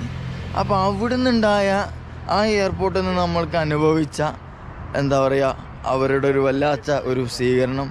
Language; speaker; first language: Malayalam; native; Malayalam